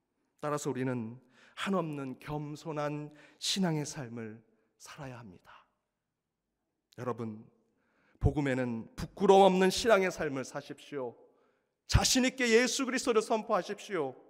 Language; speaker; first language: Korean; native; Korean